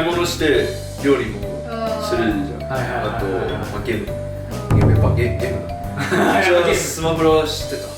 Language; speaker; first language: Japanese; non-native, fluent; Chinese